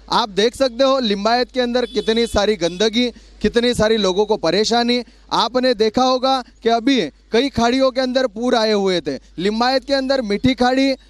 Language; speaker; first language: Hindi; non-native, local second language; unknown